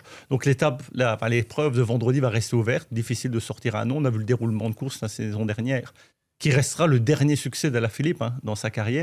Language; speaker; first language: French; native; French